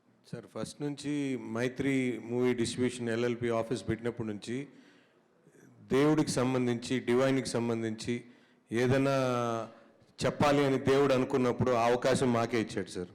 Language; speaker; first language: Telugu; native; Telugu